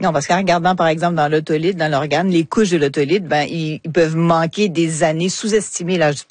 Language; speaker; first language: French; native; French